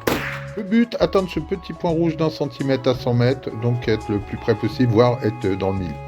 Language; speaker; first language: French; native; French